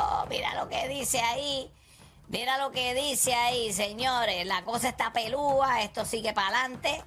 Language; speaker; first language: Spanish; native; Spanish